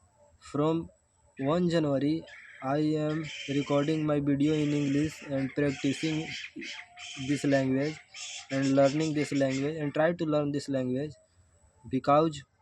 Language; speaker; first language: English; non-native, learner; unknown